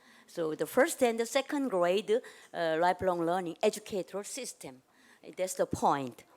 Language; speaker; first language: English; non-native, learner; Korean